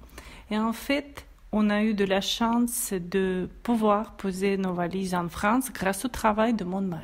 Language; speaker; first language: French; non-native, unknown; Russian